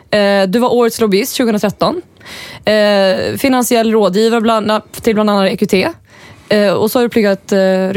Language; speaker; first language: Swedish; native; Swedish